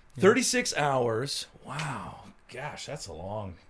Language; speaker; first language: English; native; English